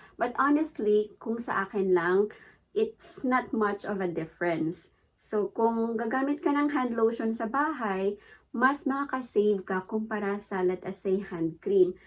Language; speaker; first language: Filipino; native; Filipino